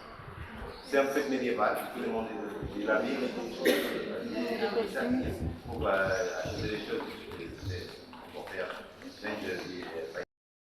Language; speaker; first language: French; non-native, local second language; Catalan